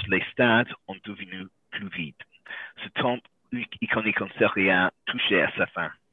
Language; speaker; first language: French; non-native, learner; English